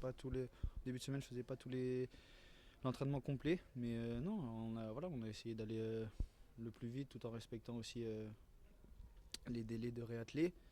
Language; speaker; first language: French; native; French